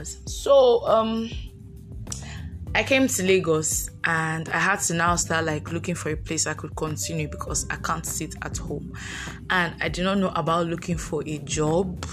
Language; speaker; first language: English; non-native, local second language; Yoruba